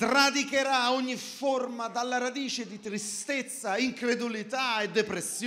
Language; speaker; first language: Italian; native; Italian